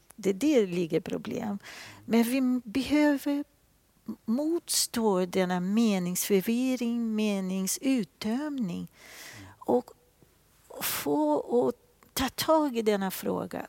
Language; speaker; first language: Swedish; non-native, fluent; Portuguese